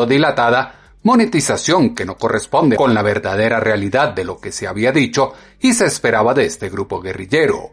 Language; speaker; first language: Spanish; native; Spanish